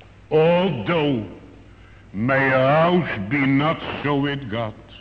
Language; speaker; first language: English; non-native, fluent; Dutch